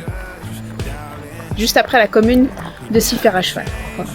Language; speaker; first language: French; native; French